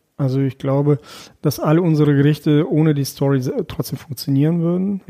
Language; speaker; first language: German; early bilingual, other home language; Russian